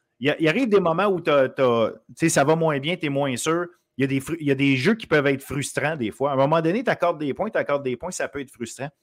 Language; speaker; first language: French; native; French